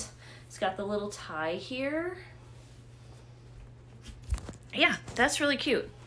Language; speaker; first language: English; native; English